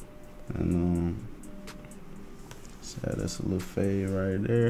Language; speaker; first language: English; native; English